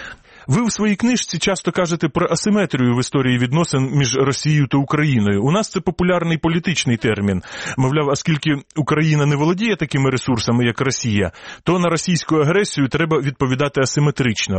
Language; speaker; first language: Ukrainian; native; Ukrainian